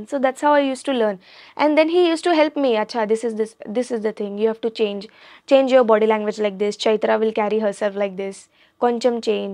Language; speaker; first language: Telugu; non-native, learner; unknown